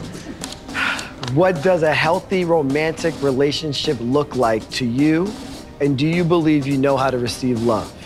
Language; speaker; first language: English; native; English